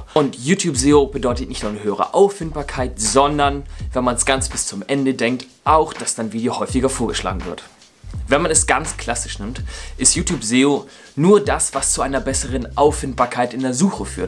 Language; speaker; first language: German; native; German